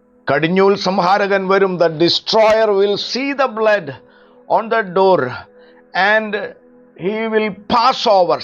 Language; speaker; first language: English; non-native, local second language; Malayalam